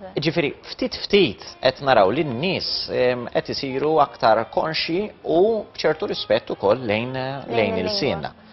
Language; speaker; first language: Maltese; native; Maltese